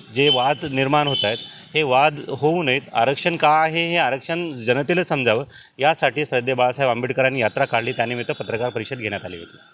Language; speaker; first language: Marathi; native; Marathi